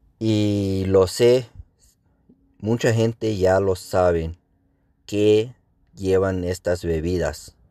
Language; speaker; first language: Spanish; non-native, local second language; Plautdietsch